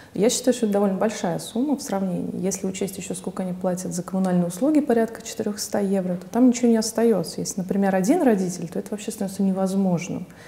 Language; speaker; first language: Russian; native; Russian